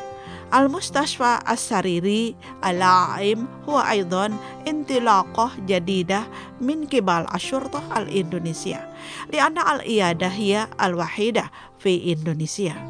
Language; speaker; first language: Arabic; non-native, fluent; Indonesian